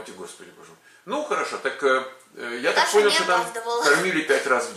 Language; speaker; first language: Russian; native; Russian